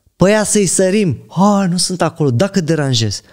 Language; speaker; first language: Romanian; native; Romanian